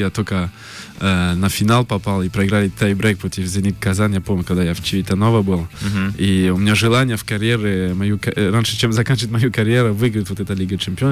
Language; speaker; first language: Russian; early bilingual, heritage; French